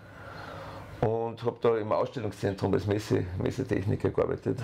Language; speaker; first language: German; native; German